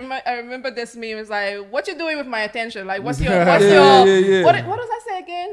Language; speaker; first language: English; non-native, local second language; French